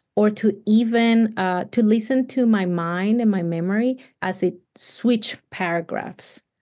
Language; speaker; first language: English; non-native, fluent; Spanish